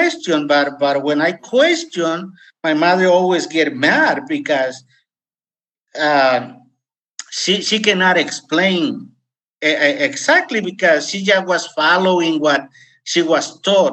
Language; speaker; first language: English; non-native, fluent; Spanish